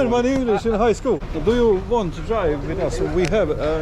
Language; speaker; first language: English; non-native, learner; Bosnian